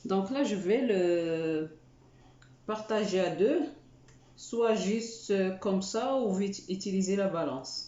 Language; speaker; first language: French; non-native, local second language; Arabic